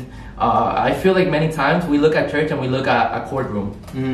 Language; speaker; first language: English; non-native, fluent; Spanish